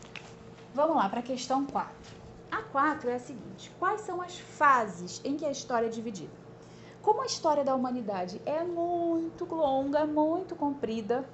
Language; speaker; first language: Portuguese; native; Portuguese